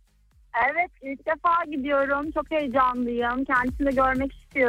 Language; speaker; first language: Turkish; early bilingual, other home language; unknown